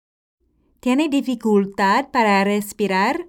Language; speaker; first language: Spanish; non-native, fluent; English